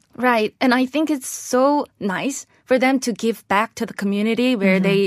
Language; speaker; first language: English; non-native, fluent; Korean